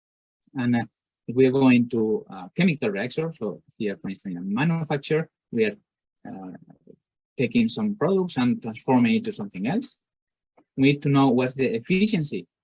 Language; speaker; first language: English; non-native, fluent; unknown